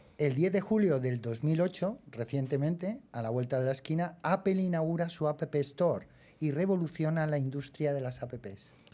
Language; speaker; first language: Spanish; native; Spanish